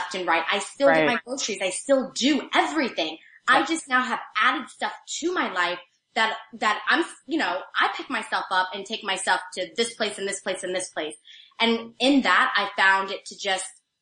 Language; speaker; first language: English; native; English